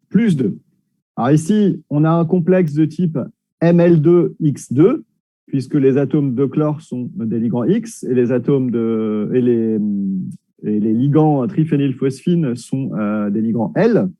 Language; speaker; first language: French; native; French